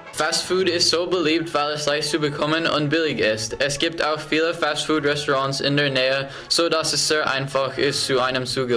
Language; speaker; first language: German; non-native, learner; English